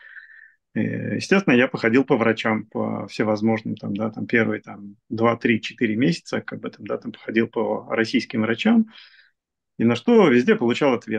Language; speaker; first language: Russian; native; Russian